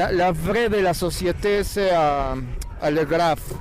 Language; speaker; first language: French; non-native, learner; Spanish